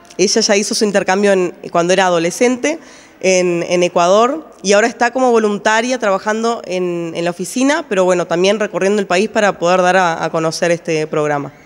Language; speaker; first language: Spanish; native; Spanish